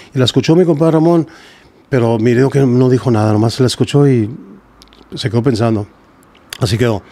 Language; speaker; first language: Spanish; early bilingual, heritage; Spanish